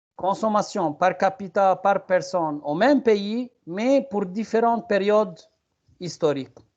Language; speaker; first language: French; non-native, local second language; Arabic